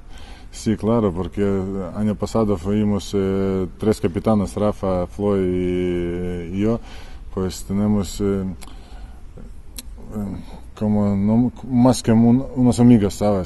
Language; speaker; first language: Spanish; non-native, learner; Ukrainian